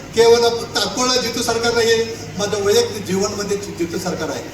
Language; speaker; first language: Marathi; non-native, local second language; Kannada